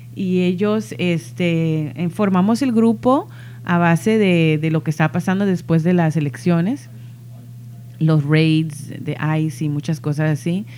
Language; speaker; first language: Spanish; early bilingual, heritage; Spanish